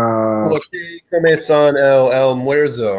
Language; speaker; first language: Spanish; non-native, learner; English